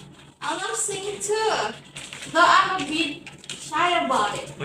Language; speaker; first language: English; non-native, learner; Indonesian